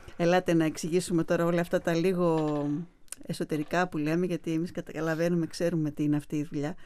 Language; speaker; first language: Greek; native; Greek